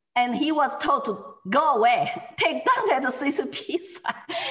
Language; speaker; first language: English; non-native, fluent; Chinese